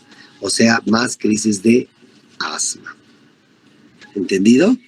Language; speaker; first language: Spanish; native; Spanish